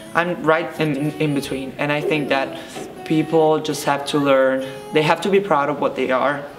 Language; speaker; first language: English; non-native, fluent; Italian